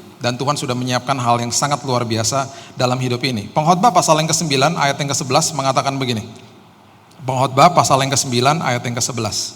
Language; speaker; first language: Indonesian; native; Indonesian